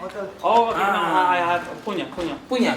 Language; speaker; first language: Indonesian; non-native, learner; English